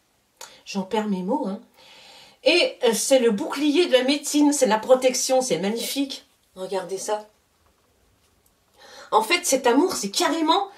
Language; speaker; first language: French; native; French